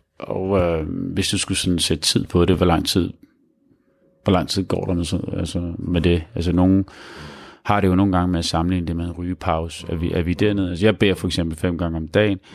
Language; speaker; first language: Danish; early bilingual, other home language; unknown